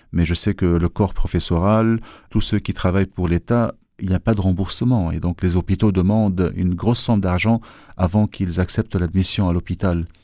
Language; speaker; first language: French; non-native, local second language; Arabic